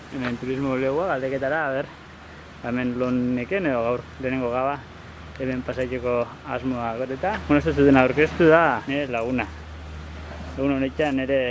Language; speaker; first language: Basque; native; Basque